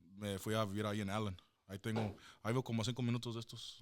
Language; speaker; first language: Spanish; early bilingual, heritage; Spanish